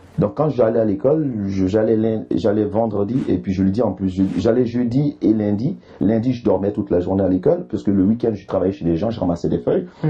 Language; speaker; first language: French; early bilingual, other home language; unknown